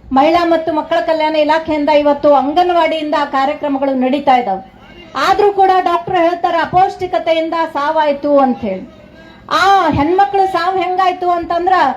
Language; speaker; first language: Kannada; native; Kannada